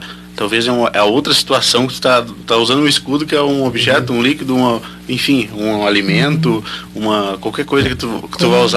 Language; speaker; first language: Portuguese; native; Portuguese